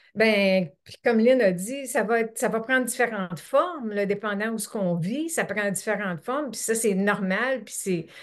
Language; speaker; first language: French; native; French